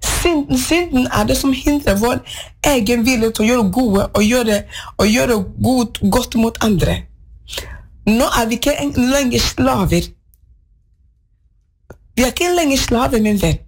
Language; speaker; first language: Norwegian; non-native, fluent; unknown